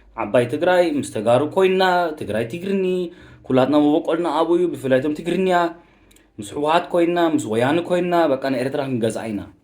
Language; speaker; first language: Tigrinya; early bilingual, heritage; Tigrinya